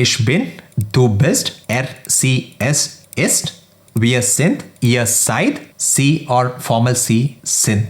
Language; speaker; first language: German; non-native, fluent; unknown